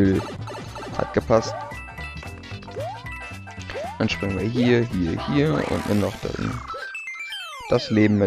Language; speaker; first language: German; native; German